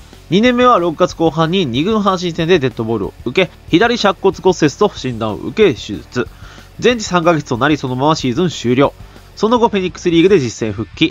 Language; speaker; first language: Japanese; native; Japanese